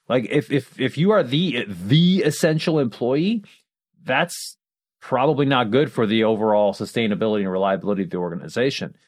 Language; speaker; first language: English; native; English